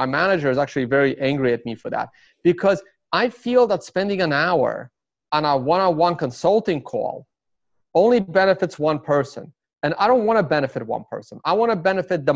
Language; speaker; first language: English; early bilingual, other home language; Russian